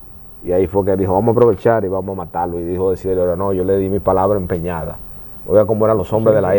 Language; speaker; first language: Spanish; native; Spanish